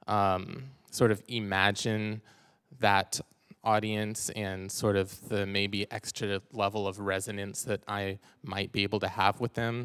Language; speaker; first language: English; native; English